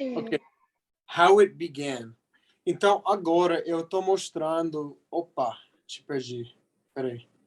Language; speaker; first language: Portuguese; non-native, fluent; English